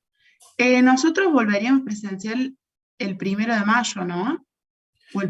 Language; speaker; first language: Spanish; native; Spanish